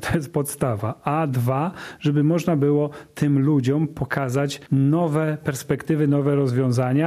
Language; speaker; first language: Polish; native; Polish